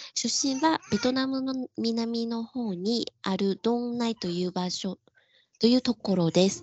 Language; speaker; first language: Japanese; non-native, fluent; Vietnamese